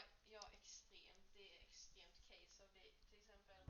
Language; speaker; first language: Swedish; native; Swedish